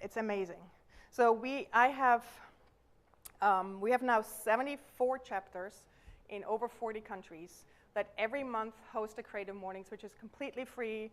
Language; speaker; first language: English; non-native, fluent; German